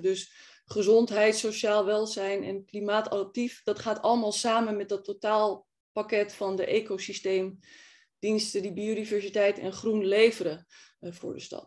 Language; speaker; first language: Dutch; native; Dutch